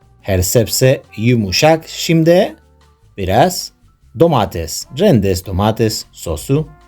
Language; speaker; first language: Turkish; non-native, learner; Spanish